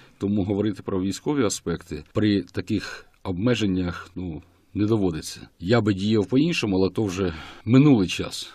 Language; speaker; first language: Ukrainian; native; Ukrainian